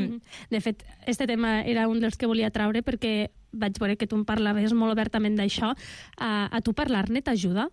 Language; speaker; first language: Catalan; native; Catalan